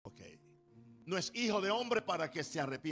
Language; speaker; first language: Spanish; native; Spanish